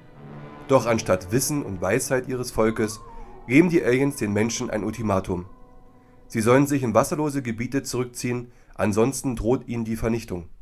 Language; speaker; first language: German; native; German